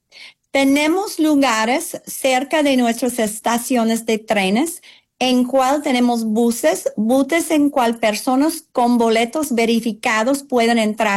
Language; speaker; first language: Spanish; non-native, fluent; English